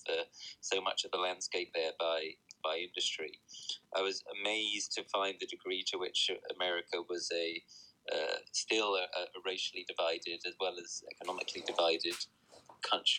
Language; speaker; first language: English; native; English